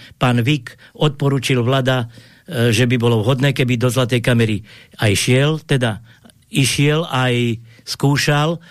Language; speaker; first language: Slovak; native; Slovak